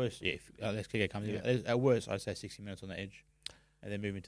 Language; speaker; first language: English; native; English